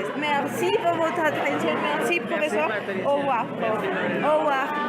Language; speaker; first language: French; non-native, learner; Spanish